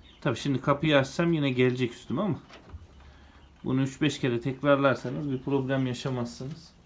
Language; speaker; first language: Turkish; native; Turkish